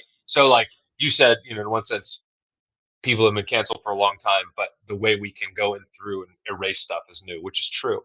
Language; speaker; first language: English; native; English